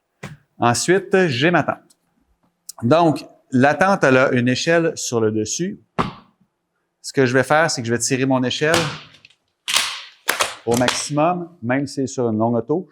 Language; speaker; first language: French; native; French